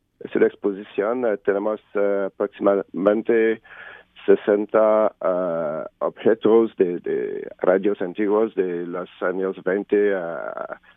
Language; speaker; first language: Spanish; non-native, learner; French